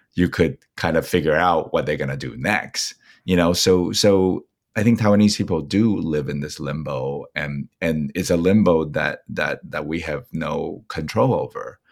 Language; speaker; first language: English; non-native, fluent; Chinese